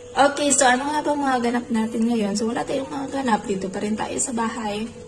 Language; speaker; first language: Filipino; non-native, local second language; Cebuano